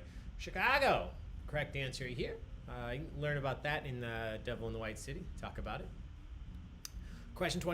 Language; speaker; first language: English; native; English